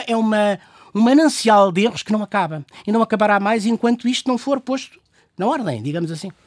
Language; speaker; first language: Portuguese; native; Portuguese